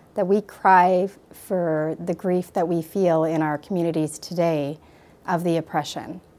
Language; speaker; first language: English; native; English